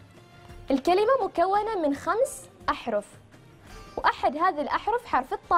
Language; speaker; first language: Arabic; native; Arabic